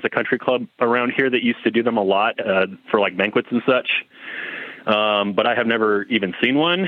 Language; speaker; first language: English; native; English